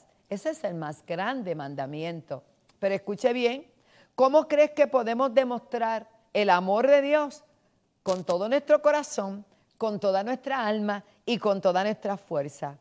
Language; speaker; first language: Spanish; native; Spanish